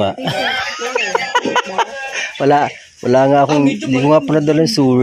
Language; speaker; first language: Filipino; native; Filipino